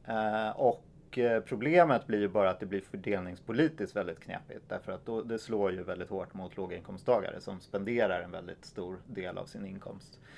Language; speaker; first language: Swedish; native; Swedish